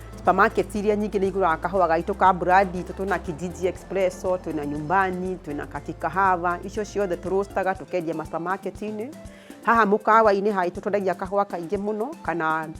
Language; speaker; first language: Kikuyu; native; Kikuyu